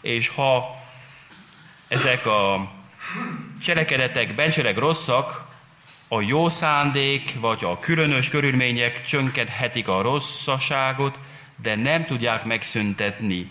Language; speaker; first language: Hungarian; non-native, fluent; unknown